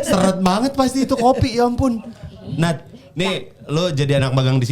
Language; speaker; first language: Indonesian; native; Indonesian